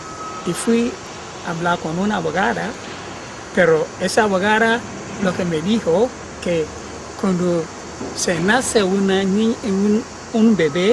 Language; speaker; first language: Spanish; non-native, learner; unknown